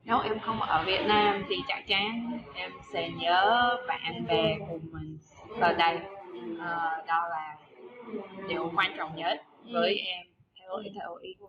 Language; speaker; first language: Vietnamese; non-native, fluent; English